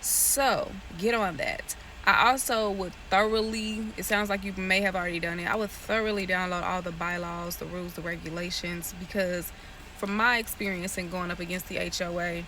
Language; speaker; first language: English; native; English